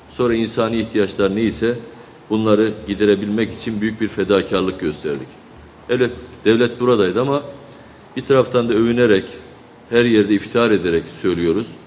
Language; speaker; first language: Turkish; native; Turkish